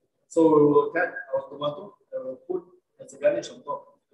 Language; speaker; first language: English; non-native, local second language; Malay